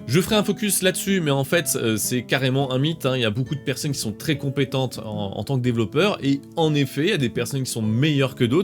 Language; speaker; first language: French; native; French